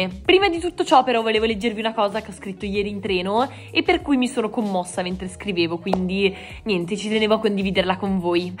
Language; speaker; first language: Italian; native; Italian